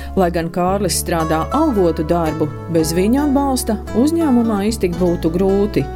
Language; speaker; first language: Latvian; native; Latvian